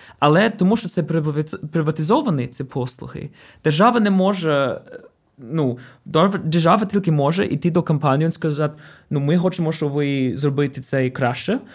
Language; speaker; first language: Ukrainian; non-native, fluent; English